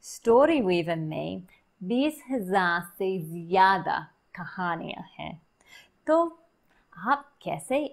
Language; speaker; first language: Hindi; non-native, learner; English